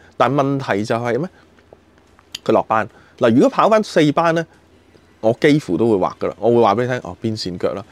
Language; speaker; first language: Chinese; non-native, local second language; Cantonese